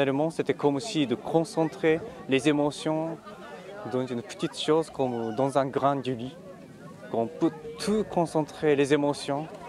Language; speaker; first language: French; non-native, fluent; Japanese